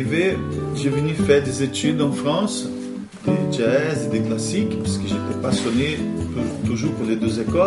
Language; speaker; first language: French; non-native, fluent; Portuguese